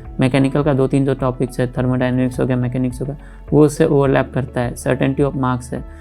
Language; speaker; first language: Hindi; native; Hindi